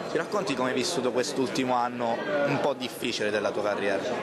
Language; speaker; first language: Italian; native; Italian